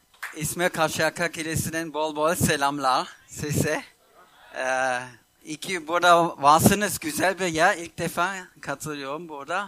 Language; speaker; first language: Turkish; non-native, fluent; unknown